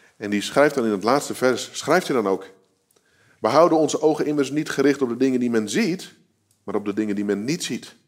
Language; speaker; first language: Dutch; native; Dutch